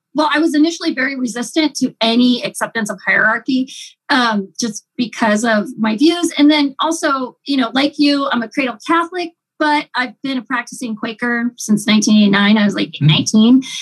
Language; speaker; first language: English; native; English